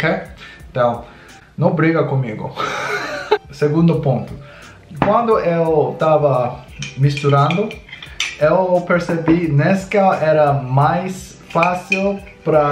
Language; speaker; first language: Portuguese; non-native, learner; English